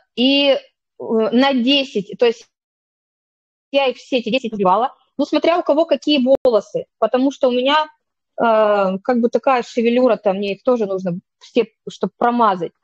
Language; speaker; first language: Russian; native; Russian